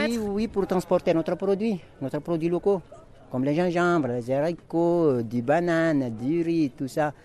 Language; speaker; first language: French; non-native, local second language; Malagasy